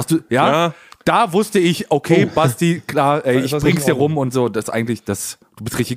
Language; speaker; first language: German; native; German